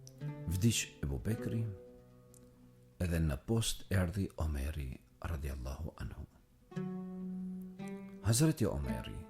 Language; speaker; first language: Albanian; native; Albanian